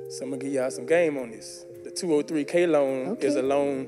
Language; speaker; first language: English; native; English